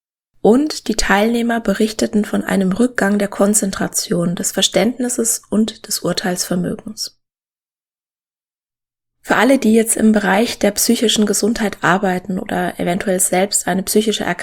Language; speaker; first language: German; native; German